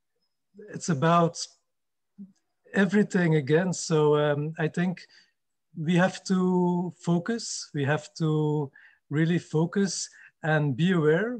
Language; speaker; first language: English; non-native, fluent; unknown